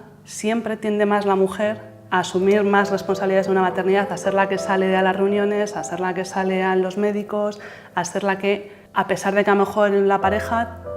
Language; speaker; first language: Spanish; native; Spanish